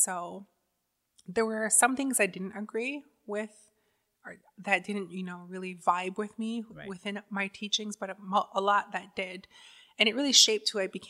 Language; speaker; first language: English; native; English